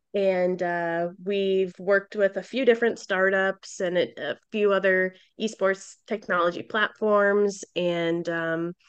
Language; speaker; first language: English; native; English